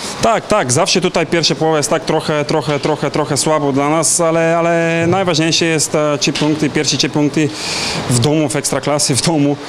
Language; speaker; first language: Polish; non-native, learner; Bulgarian